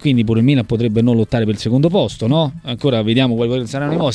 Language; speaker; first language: Italian; native; Italian